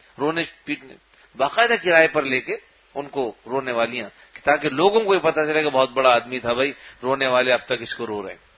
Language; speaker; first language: Urdu; native; Urdu